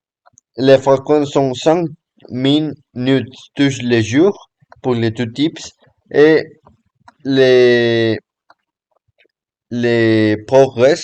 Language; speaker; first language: French; non-native, learner; Spanish